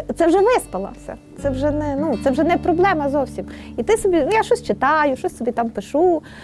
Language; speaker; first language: Ukrainian; native; Ukrainian